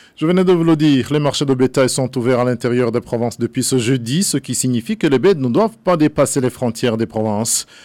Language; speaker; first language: French; non-native, local second language; Rundi